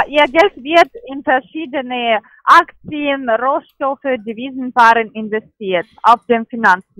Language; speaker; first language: German; non-native, learner; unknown